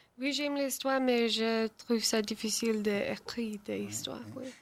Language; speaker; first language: French; non-native, learner; English